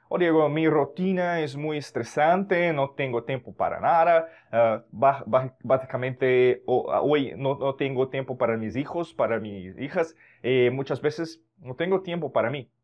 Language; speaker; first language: Spanish; non-native, fluent; Portuguese